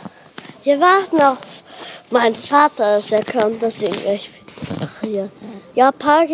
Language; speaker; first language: German; non-native, learner; French